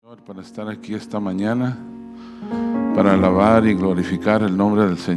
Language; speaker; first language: Spanish; early bilingual, heritage; Spanish